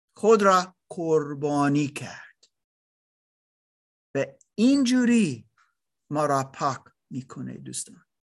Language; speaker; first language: Persian; non-native, learner; German